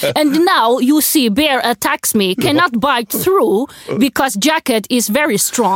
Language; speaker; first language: English; non-native, learner; Swedish